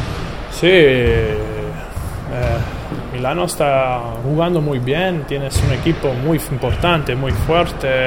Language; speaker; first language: Spanish; non-native, learner; Italian